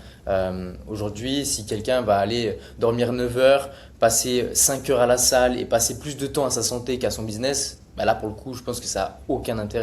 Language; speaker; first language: French; native; French